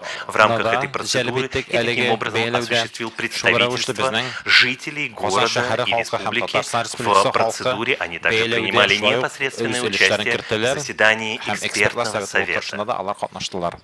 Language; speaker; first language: Russian; native; Russian